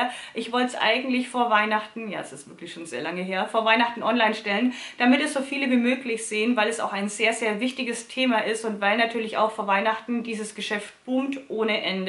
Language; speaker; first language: German; native; German